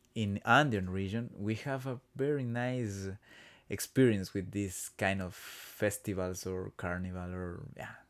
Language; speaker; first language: English; non-native, learner; Spanish